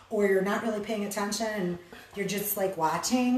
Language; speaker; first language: English; native; English